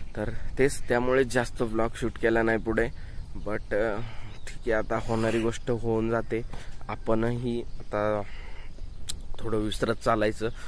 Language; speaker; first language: Marathi; native; Marathi